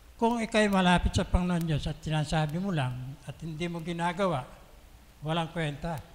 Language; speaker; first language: Filipino; native; Filipino